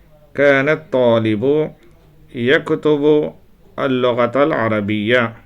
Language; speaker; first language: Arabic; non-native, fluent; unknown